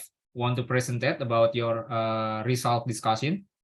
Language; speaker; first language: English; non-native, learner; Indonesian